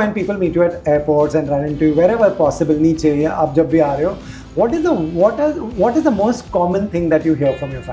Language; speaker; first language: English; non-native, local second language; Hindi